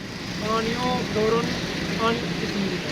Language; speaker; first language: Korean; non-native, learner; Urdu